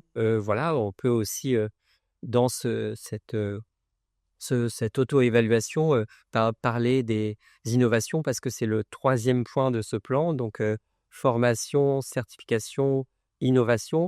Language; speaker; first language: French; native; French